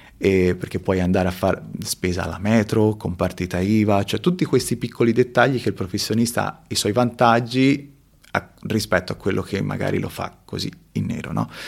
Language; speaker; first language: Italian; early bilingual, other home language; Spanish